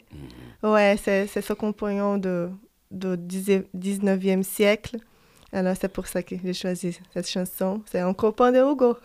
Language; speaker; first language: French; non-native, fluent; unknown